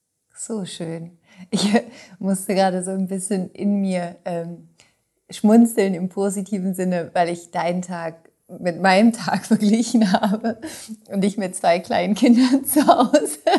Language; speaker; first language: German; native; German